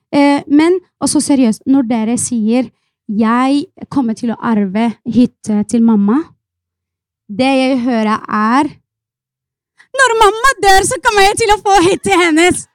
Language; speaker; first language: Norwegian; non-native, fluent; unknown